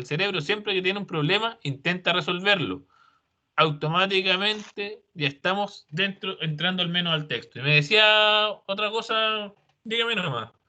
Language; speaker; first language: Spanish; native; Spanish